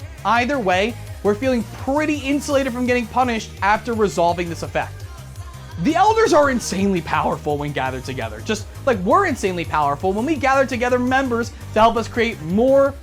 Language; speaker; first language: English; native; English